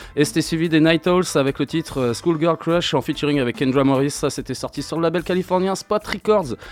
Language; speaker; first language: French; native; French